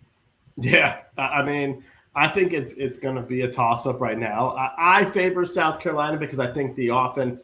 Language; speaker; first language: English; native; English